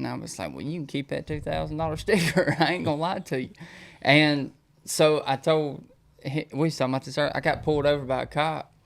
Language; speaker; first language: English; native; English